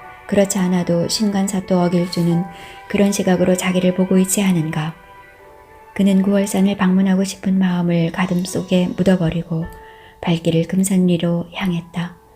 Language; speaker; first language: Korean; native; Korean